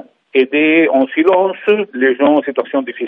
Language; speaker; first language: French; non-native, fluent; Spanish